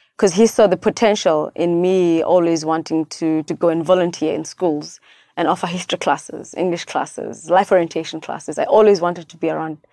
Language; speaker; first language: English; non-native, local second language; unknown